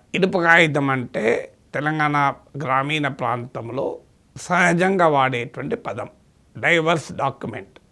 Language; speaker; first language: Telugu; native; Telugu